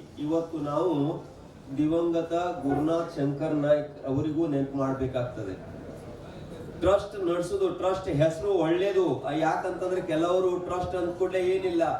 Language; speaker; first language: Kannada; non-native, local second language; Marathi